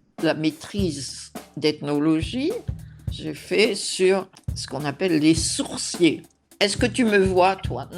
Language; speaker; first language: French; native; French